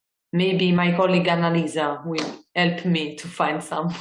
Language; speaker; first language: English; non-native, fluent; Italian